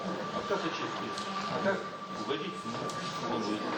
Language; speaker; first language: Russian; native; Russian